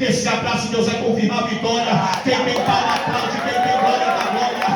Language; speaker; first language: Portuguese; native; Portuguese